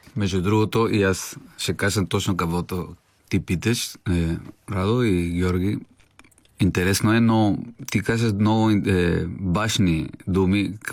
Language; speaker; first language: Bulgarian; non-native, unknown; Spanish